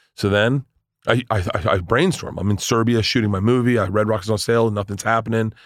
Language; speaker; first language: English; native; English